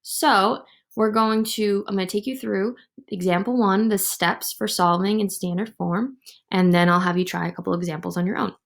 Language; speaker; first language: English; native; English